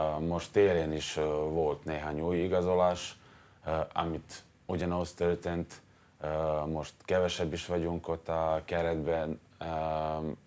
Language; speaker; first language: Hungarian; non-native, learner; Serbian